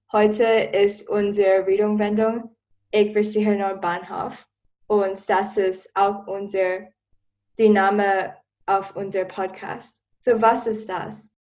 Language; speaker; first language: German; non-native, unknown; Chinese